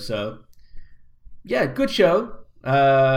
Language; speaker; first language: English; native; English